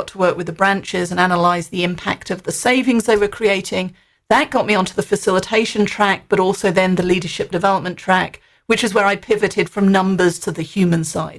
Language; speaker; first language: English; native; English